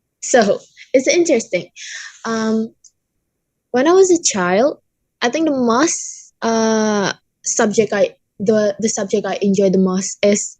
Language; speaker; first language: English; non-native, learner; Indonesian